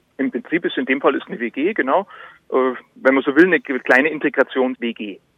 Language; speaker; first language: German; native; German